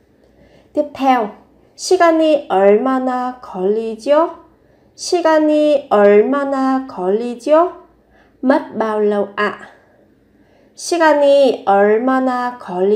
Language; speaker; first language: Korean; non-native, fluent; Vietnamese